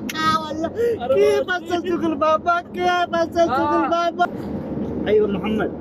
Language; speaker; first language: Arabic; non-native, learner; Hindi